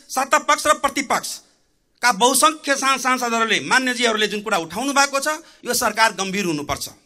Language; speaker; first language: Nepali; non-native, local second language; Maithili